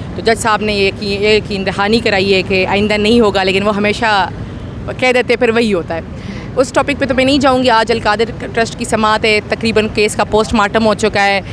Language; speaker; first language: Urdu; non-native, local second language; Pashto